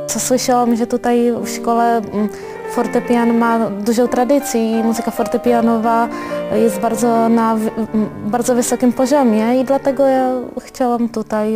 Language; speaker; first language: Polish; non-native, learner; Czech